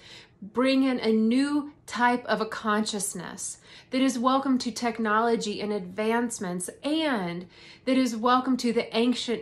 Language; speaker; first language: English; native; English